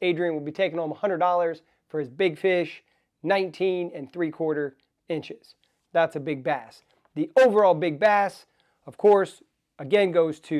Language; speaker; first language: English; native; English